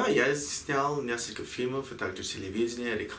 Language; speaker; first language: Russian; early bilingual, heritage; Russian